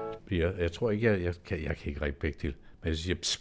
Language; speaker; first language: Danish; native; Danish